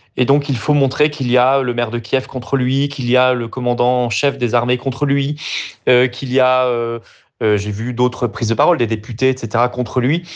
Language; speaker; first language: French; native; French